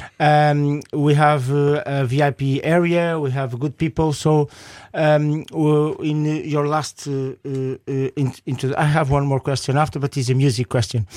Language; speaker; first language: English; non-native, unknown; Portuguese